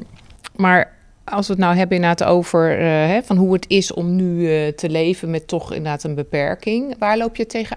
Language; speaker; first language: Dutch; native; Dutch